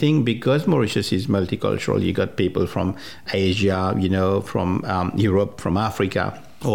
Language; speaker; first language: English; non-native, fluent; French